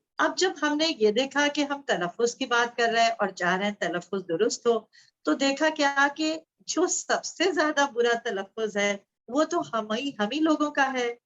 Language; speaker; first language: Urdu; native; Urdu